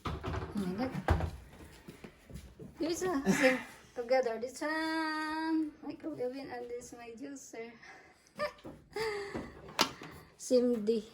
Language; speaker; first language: English; non-native, learner; Filipino